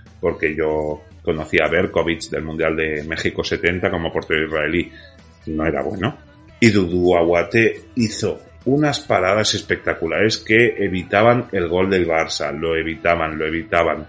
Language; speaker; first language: Spanish; native; Spanish